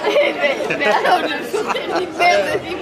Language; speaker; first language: French; non-native, fluent; Spanish